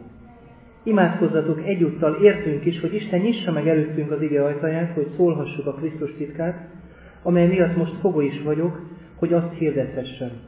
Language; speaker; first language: Hungarian; native; Hungarian